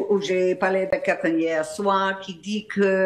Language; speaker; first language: French; non-native, fluent; English